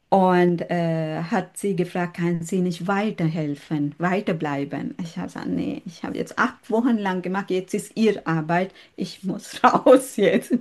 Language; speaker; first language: German; non-native, learner; Sinhala